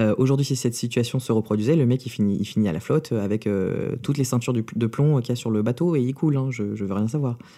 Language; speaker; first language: French; early bilingual, other home language; Russian